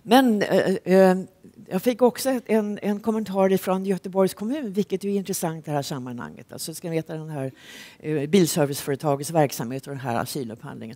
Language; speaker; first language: Swedish; native; Swedish